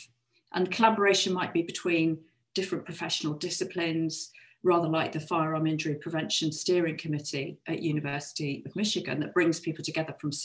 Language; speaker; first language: English; native; English